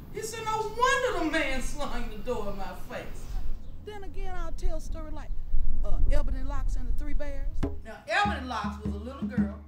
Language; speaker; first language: English; native; English